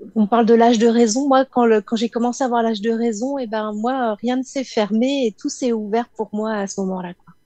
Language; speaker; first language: French; native; French